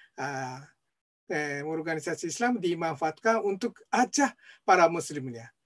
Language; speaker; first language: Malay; non-native, fluent; Japanese